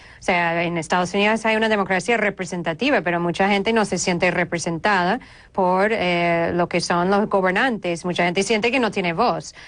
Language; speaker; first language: Spanish; non-native, fluent; English